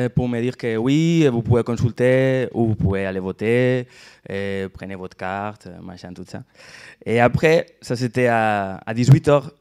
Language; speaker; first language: French; non-native, fluent; Catalan